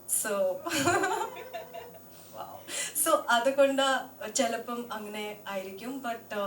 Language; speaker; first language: Malayalam; non-native, local second language; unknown